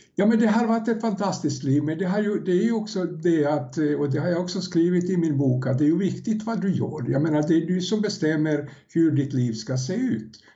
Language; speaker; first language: Swedish; non-native, fluent; Serbian